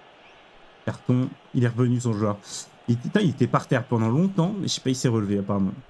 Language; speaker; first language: French; native; French